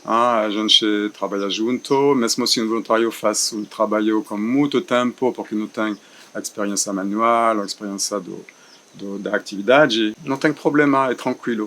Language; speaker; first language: Portuguese; non-native, fluent; French